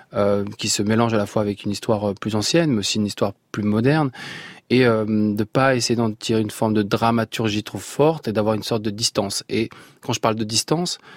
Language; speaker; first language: French; non-native, local second language; Arabic